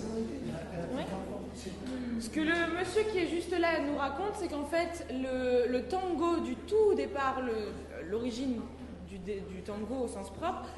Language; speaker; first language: French; native; French